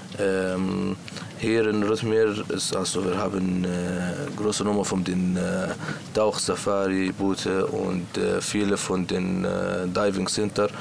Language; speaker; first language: German; non-native, learner; Arabic